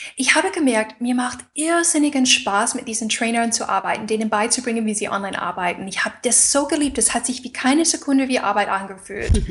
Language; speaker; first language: German; non-native, fluent; English